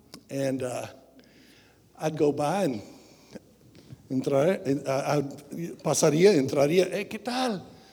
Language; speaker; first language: Spanish; non-native, fluent; English